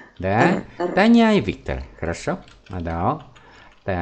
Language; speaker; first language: Russian; non-native, fluent; Vietnamese